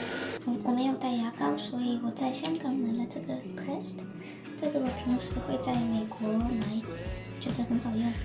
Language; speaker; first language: Chinese; early bilingual, heritage; Chinese